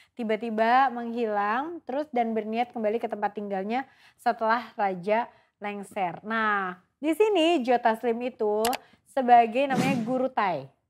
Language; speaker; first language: Indonesian; native; Indonesian